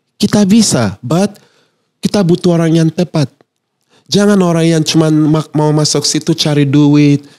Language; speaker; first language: Indonesian; non-native, fluent; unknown